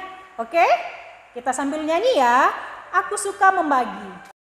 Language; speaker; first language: Indonesian; native; Indonesian